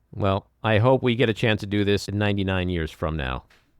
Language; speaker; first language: English; native; English